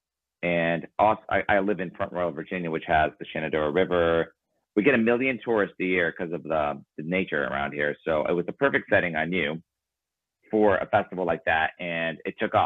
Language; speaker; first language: English; early bilingual, other home language; Ukrainian